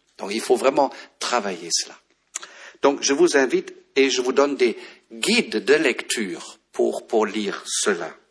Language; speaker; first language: French; non-native, fluent; German